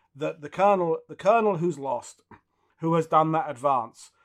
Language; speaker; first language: English; native; English